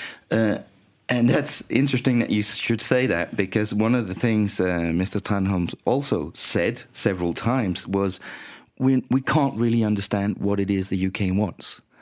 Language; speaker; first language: English; non-native, fluent; Danish